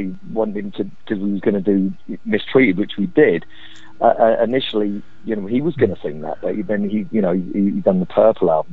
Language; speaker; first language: English; native; English